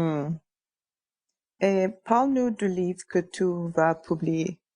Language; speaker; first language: French; non-native, learner; English